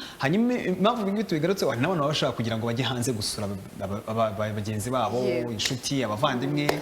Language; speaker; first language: Kinyarwanda; native; Kinyarwanda